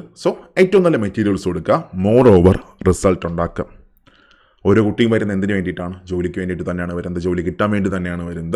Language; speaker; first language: Malayalam; native; Malayalam